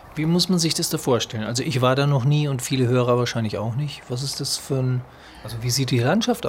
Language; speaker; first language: German; native; German